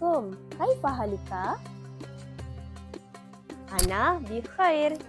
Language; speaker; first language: Arabic; non-native, learner; Malay